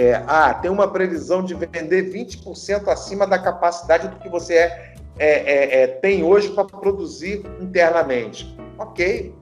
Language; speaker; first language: Portuguese; native; Portuguese